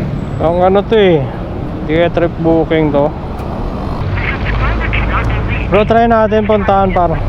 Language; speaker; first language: Filipino; native; Filipino